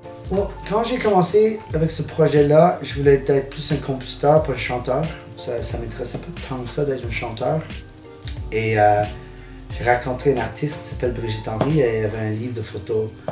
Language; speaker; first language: French; early bilingual, heritage; French